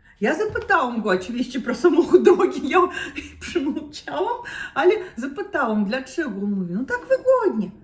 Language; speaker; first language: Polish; non-native, learner; Russian